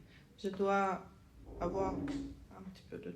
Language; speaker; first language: French; non-native, learner; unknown